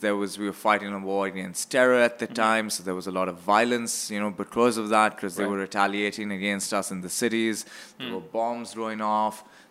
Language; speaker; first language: English; non-native, local second language; Urdu